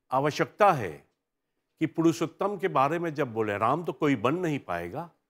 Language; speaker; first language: Hindi; early bilingual, heritage; Hindi